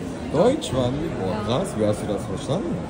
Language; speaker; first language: German; native; German